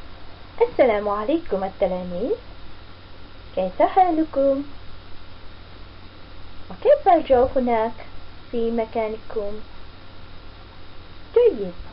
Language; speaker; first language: Arabic; non-native, fluent; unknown